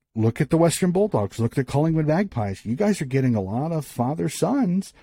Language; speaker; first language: English; native; English